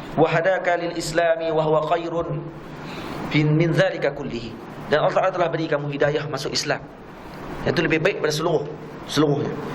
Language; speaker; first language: Malay; native; Malay